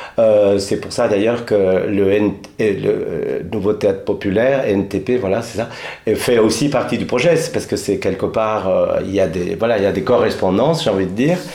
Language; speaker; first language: French; non-native, fluent; Spanish